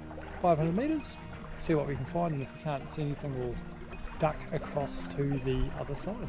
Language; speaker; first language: English; native; English